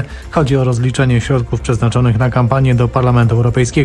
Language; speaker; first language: Polish; native; Polish